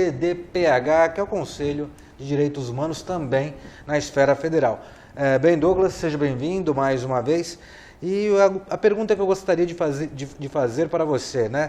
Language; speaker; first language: Portuguese; native; Portuguese